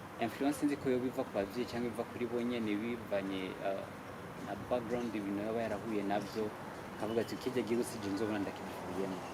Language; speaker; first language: Rundi; early bilingual, heritage; Rundi